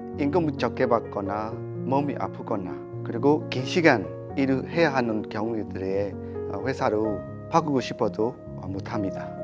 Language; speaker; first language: Korean; non-native, fluent; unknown